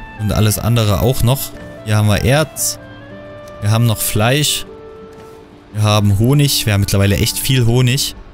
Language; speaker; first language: German; native; German